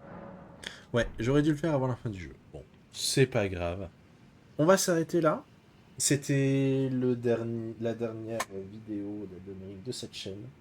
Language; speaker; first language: French; native; French